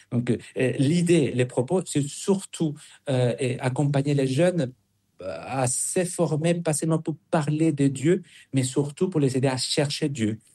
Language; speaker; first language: French; non-native, fluent; Spanish